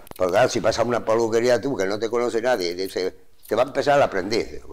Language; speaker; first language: Spanish; native; Spanish